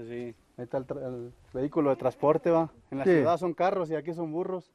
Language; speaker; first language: Spanish; native; Spanish